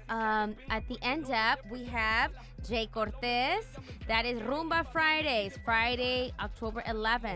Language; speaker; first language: English; early bilingual, other home language; Spanish